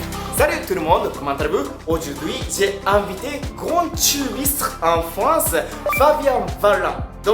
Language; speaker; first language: French; non-native, fluent; Japanese